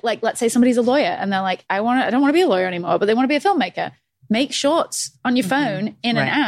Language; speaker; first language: English; native; English